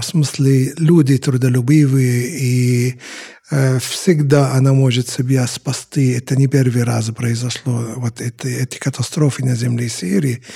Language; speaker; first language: Russian; non-native, fluent; Arabic